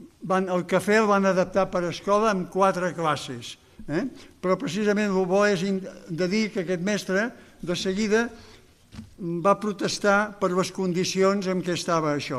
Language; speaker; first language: Catalan; native; Catalan